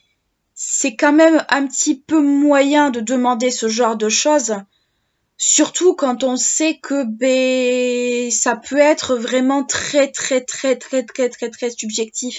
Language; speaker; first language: French; native; French